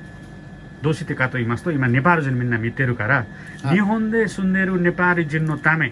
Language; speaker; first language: Japanese; non-native, learner; Nepali